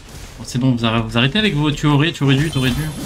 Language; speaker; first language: French; native; French